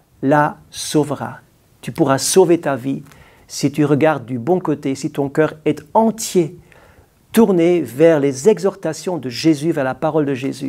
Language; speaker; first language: French; native; French